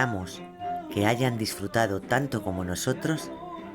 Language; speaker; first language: Spanish; native; Spanish